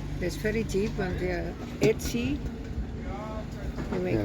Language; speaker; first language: English; non-native, learner; Polish